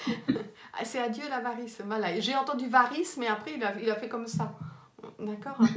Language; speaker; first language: French; native; French